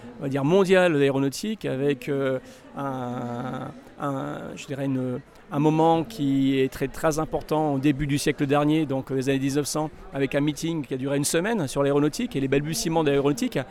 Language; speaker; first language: French; native; French